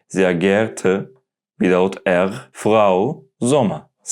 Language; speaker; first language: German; non-native, learner; Turkish